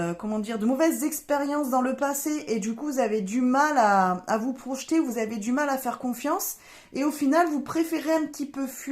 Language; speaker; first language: French; native; French